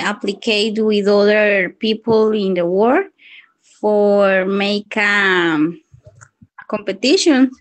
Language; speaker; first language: English; non-native, learner; Spanish